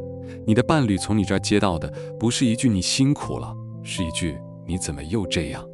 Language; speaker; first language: Chinese; native; Chinese